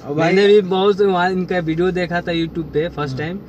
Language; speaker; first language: Hindi; native; Hindi